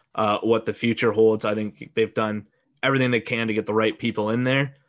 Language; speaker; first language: English; native; English